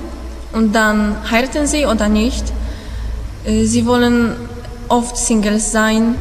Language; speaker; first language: German; non-native, learner; Polish